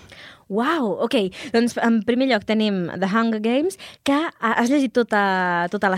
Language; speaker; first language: Catalan; native; Catalan